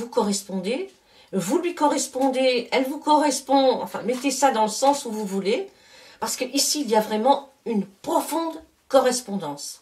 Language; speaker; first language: French; native; French